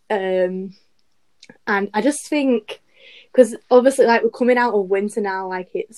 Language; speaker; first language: English; native; English